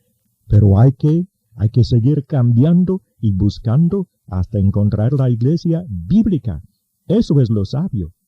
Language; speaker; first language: Spanish; native; Spanish